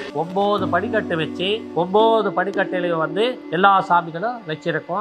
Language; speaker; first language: Tamil; non-native, local second language; Telugu